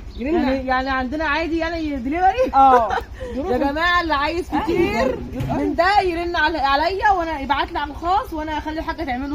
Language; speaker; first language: Arabic; native; Arabic